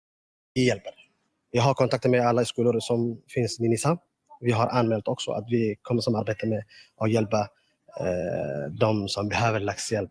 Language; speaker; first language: Swedish; non-native, learner; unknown